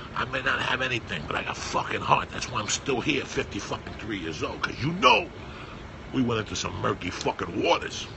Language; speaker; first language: English; early bilingual, other home language; Spanish